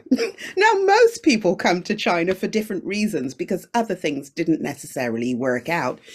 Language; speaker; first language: English; native; English